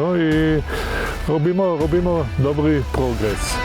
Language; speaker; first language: Ukrainian; non-native, learner; German